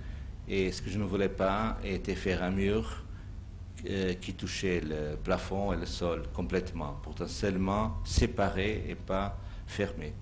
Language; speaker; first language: French; non-native, fluent; Portuguese